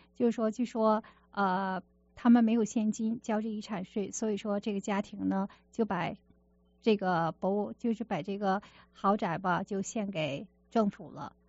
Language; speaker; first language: Chinese; native; Chinese